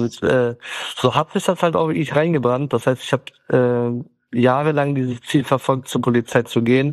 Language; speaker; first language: German; early bilingual, other home language; Turkish